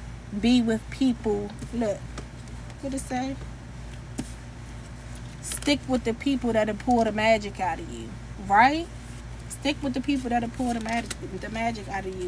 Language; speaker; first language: English; native; English